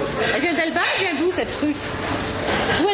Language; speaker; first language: French; native; French